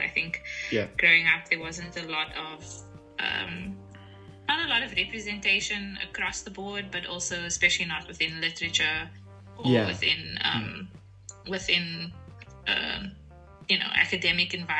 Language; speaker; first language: English; native; English